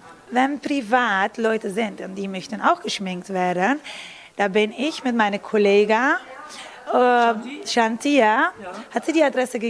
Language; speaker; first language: German; non-native, learner; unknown